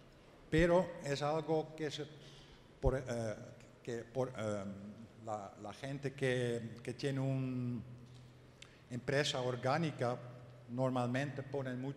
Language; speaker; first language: Spanish; non-native, learner; Dutch